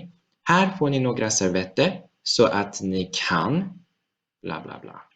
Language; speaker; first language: Swedish; non-native, fluent; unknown